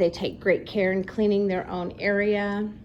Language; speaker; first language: English; native; English